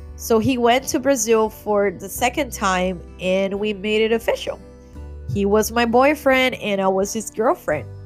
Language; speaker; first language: English; non-native, fluent; Portuguese